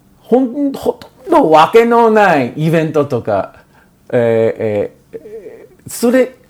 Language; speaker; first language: Japanese; non-native, fluent; English